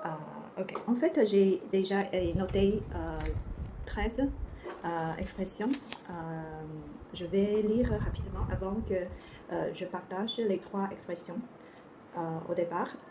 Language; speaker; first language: French; non-native, learner; Chinese